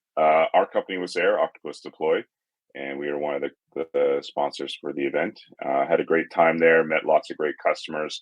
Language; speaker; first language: English; native; English